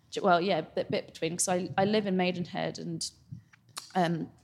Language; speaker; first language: English; native; English